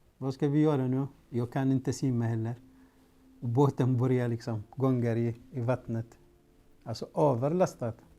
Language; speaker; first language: Swedish; non-native, fluent; Arabic